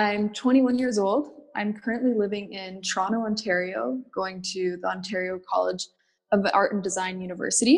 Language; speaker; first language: English; native; English